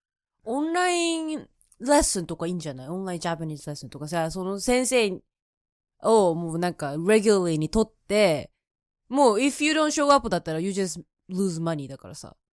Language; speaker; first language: Japanese; native; Japanese